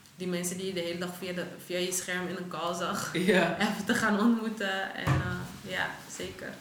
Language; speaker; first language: Dutch; early bilingual, other home language; Persian